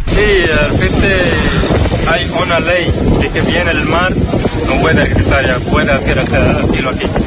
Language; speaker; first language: Spanish; non-native, learner; Arabic